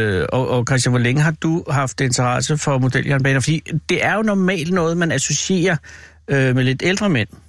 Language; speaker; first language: Danish; native; Danish